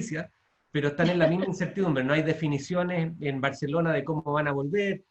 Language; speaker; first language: Spanish; native; Spanish